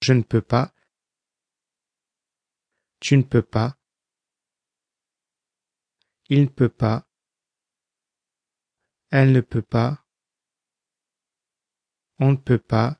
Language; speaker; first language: French; non-native, fluent; English